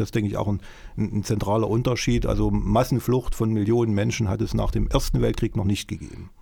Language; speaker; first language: German; native; German